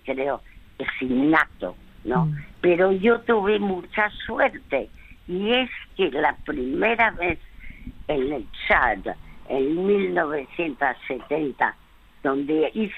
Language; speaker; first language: Spanish; early bilingual, other home language; French